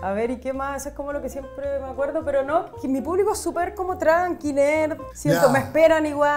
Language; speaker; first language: Spanish; native; Spanish